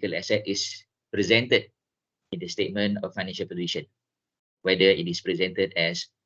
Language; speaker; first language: English; non-native, local second language; Malay